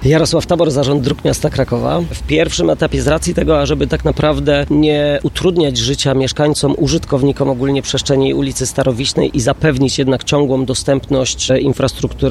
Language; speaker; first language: Polish; native; Polish